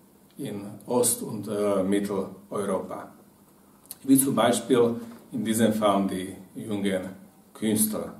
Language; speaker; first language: German; non-native, fluent; Slovak